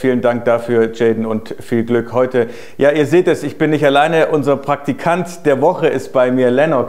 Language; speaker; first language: German; native; German